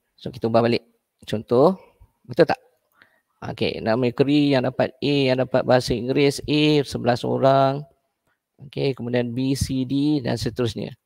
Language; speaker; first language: Malay; native; Malay